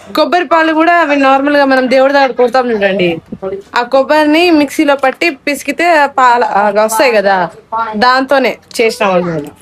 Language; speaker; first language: Telugu; non-native, local second language; Lambadi